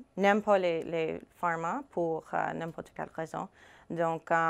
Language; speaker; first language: French; non-native, fluent; English